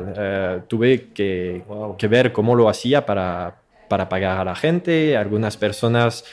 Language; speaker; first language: Spanish; non-native, fluent; French